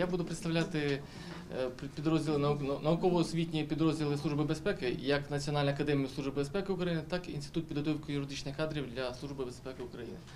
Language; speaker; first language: Ukrainian; native; Ukrainian